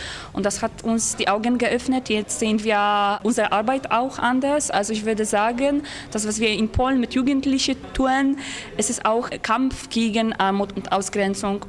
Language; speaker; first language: German; non-native, fluent; Polish